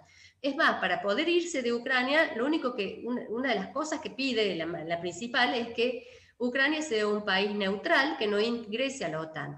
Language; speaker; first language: Spanish; native; Spanish